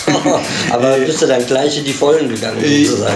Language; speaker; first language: German; native; German